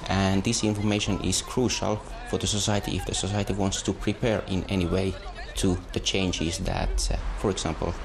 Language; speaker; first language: English; non-native, fluent; Finnish